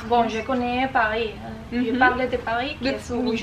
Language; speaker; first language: French; non-native, learner; Spanish